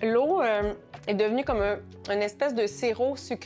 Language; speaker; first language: French; native; French